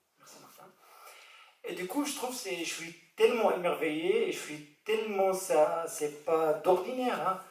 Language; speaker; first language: French; non-native, fluent; Arabic